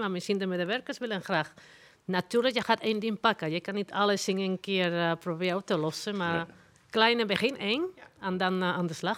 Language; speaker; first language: Dutch; non-native, learner; Spanish